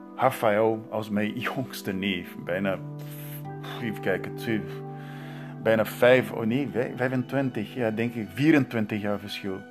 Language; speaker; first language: Dutch; non-native, learner; Portuguese